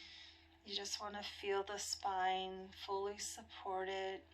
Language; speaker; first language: English; native; English